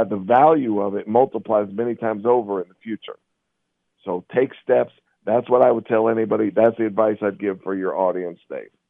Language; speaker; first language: English; native; English